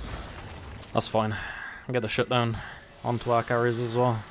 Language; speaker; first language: English; native; English